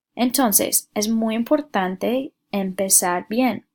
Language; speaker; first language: Spanish; non-native, fluent; English